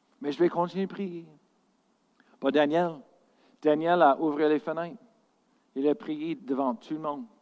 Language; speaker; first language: French; non-native, fluent; English